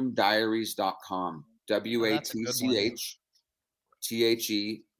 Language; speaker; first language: English; native; English